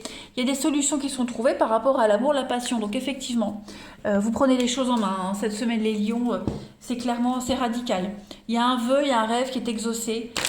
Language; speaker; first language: French; native; French